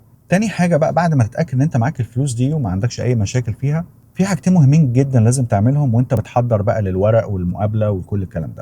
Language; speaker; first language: Arabic; native; Arabic